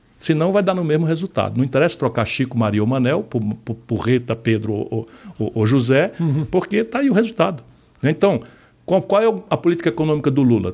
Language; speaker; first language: Portuguese; native; Portuguese